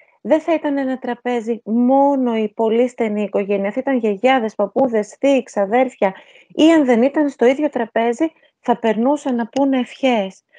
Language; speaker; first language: Greek; native; Greek